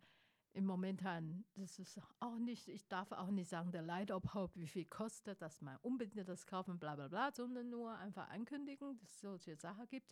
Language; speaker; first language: German; non-native, fluent; Chinese